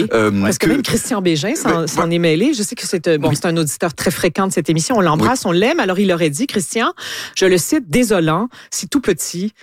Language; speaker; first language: French; native; French